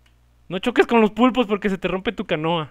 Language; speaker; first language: Spanish; native; Spanish